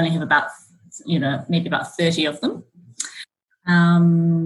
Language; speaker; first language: English; native; English